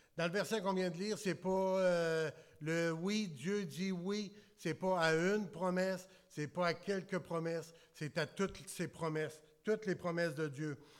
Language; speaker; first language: French; native; French